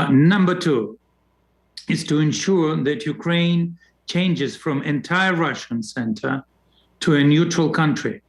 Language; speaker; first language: English; non-native, fluent; Russian